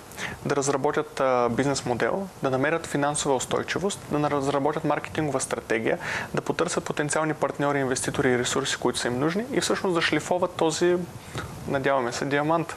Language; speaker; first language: Bulgarian; native; Bulgarian